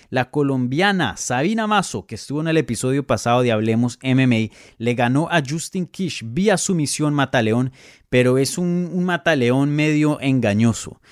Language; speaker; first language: Spanish; native; Spanish